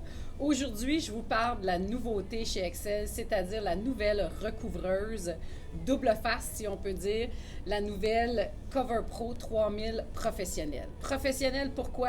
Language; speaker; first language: French; native; French